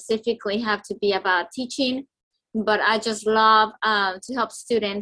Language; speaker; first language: English; non-native, fluent; Spanish